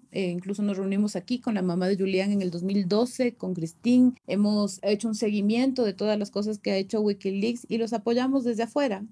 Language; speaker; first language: Spanish; native; Spanish